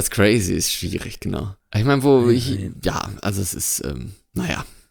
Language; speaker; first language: German; native; German